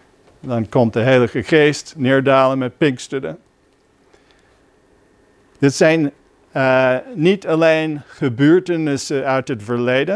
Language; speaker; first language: Dutch; non-native, fluent; English